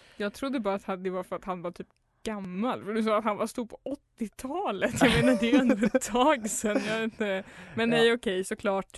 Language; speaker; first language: Swedish; native; Swedish